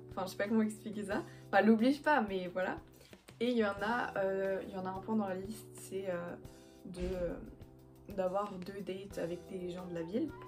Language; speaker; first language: French; native; French